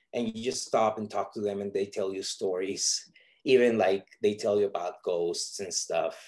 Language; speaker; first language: English; non-native, fluent; Spanish